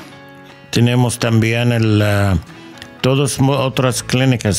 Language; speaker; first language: Spanish; non-native, learner; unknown